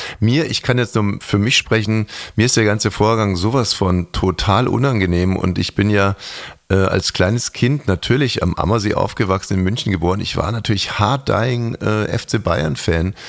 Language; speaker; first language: German; native; German